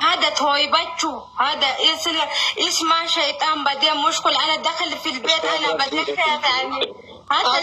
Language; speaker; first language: Arabic; non-native, learner; Oromo